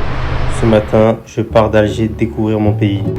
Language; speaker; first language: French; native; French